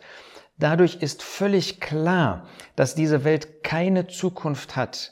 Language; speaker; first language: German; native; German